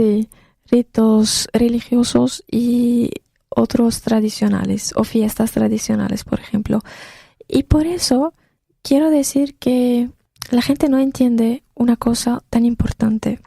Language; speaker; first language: Spanish; non-native, fluent; Arabic